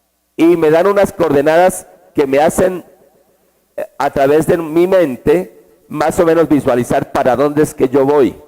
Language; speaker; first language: Spanish; native; Spanish